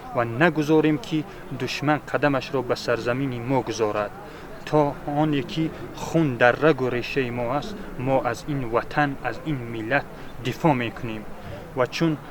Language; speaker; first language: Tajik; non-native, local second language; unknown